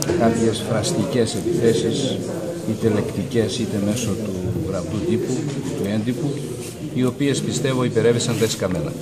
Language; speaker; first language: Greek; native; Greek